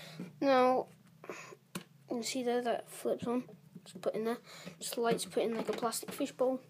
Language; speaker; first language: English; native; English